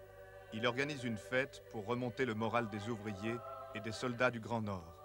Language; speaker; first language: French; native; French